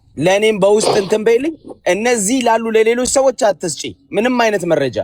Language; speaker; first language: Amharic; native; Amharic